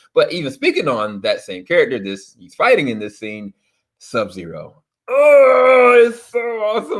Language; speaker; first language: English; native; English